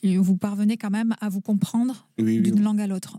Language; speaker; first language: French; native; French